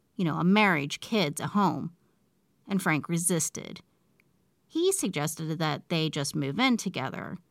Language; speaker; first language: English; native; English